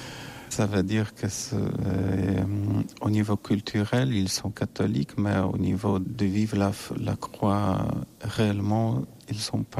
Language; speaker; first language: French; non-native, learner; Polish